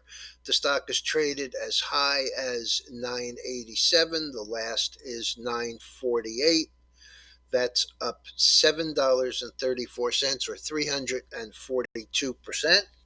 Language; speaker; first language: English; native; English